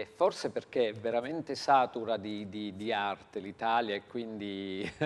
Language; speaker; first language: Italian; native; Italian